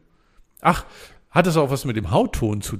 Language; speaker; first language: German; native; German